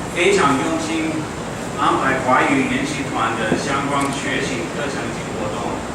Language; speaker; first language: Chinese; non-native, fluent; English